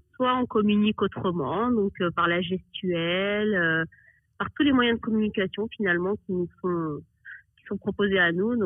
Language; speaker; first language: French; early bilingual, other home language; Arabic